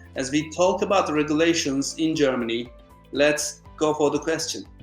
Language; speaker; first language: English; non-native, fluent; Turkish